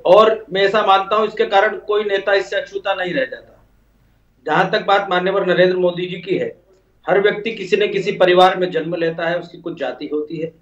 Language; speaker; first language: Hindi; native; Hindi